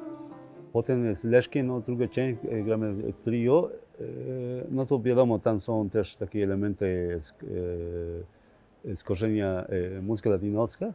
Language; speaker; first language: Polish; non-native, learner; Spanish